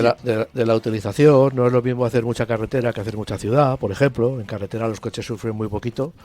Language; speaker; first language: Spanish; native; Spanish